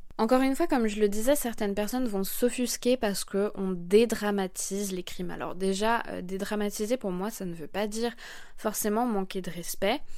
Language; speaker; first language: French; native; French